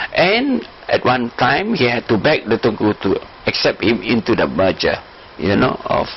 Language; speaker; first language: English; non-native, local second language; Malay